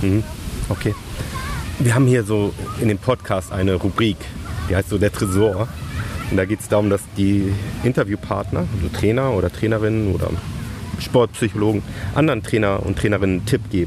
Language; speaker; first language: German; native; German